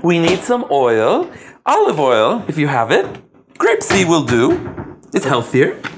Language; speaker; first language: English; non-native, local second language; Spanish